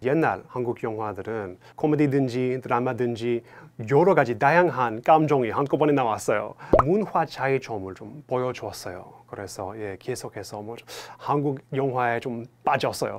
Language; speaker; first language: Korean; non-native, fluent; English